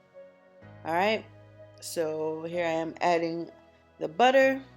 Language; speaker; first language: English; native; English